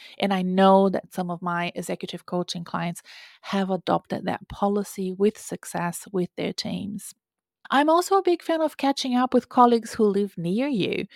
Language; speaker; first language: English; non-native, fluent; Portuguese